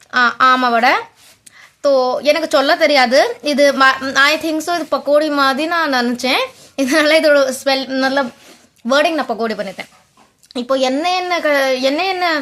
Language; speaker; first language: Tamil; early bilingual, heritage; Tamil